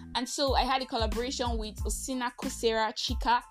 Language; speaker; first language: English; non-native, local second language; Igbo